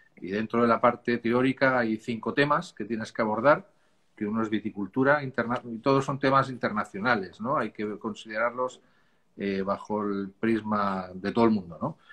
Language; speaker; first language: Spanish; native; Spanish